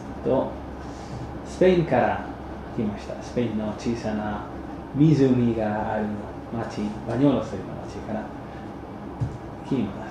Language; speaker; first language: Japanese; non-native, fluent; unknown